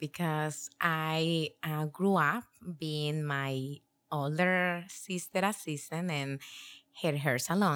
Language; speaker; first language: English; non-native, learner; Spanish